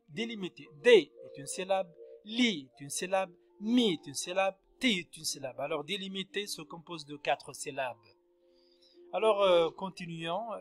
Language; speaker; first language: French; non-native, local second language; Arabic